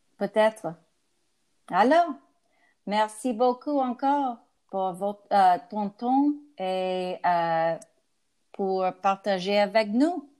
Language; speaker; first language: French; non-native, learner; English